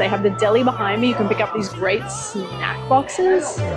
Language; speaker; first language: English; native; English